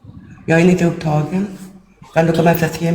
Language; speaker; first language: Swedish; non-native, learner; Urdu